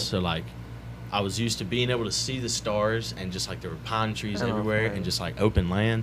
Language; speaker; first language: English; native; English